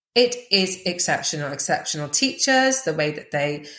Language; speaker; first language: English; native; English